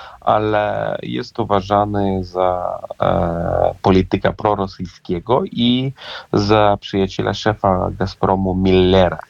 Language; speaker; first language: Polish; non-native, fluent; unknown